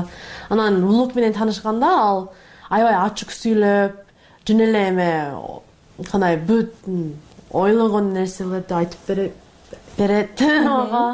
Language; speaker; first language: Kyrgyz; non-native, learner; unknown